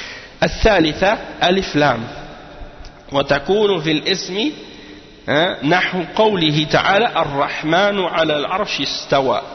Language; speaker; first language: Arabic; non-native, fluent; French